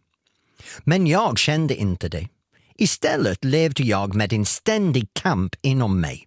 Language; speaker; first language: Swedish; non-native, fluent; English